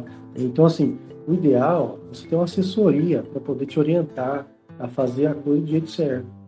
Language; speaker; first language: Portuguese; native; Portuguese